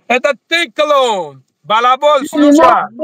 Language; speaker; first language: Russian; non-native, learner; Tajik